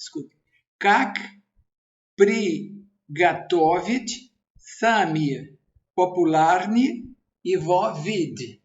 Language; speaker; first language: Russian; non-native, learner; Portuguese